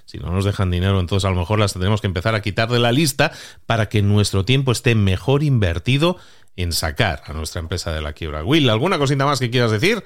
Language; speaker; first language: Spanish; native; Spanish